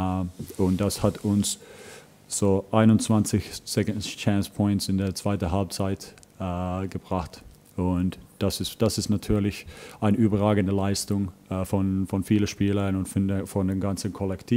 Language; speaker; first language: German; non-native, fluent; Finnish